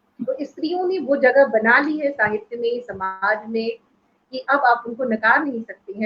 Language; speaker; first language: Hindi; native; Hindi